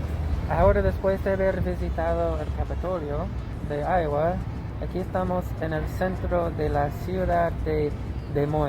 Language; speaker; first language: Spanish; non-native, fluent; English